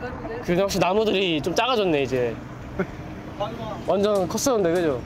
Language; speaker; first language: Korean; native; Korean